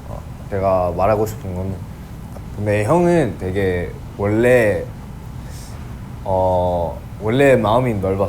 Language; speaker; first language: Korean; early bilingual, heritage; English